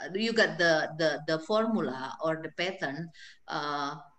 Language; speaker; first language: English; non-native, fluent; Indonesian